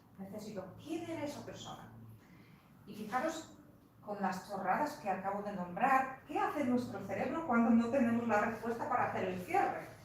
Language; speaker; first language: Spanish; non-native, fluent; Polish